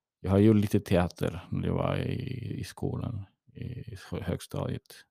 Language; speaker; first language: Swedish; early bilingual, heritage; English